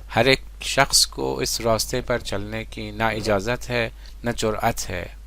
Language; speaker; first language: Urdu; non-native, fluent; Persian